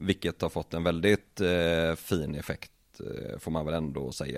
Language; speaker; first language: Swedish; native; Swedish